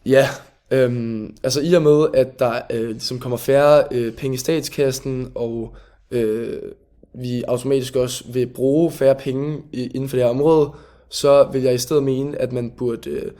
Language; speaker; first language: Danish; native; Danish